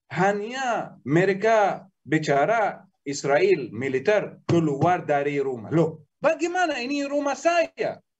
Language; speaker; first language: Indonesian; non-native, learner; Arabic